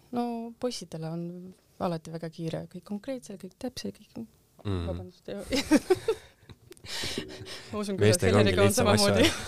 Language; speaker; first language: Estonian; non-native, local second language; Russian